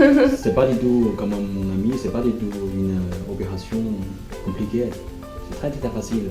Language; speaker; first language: French; non-native, fluent; Chinese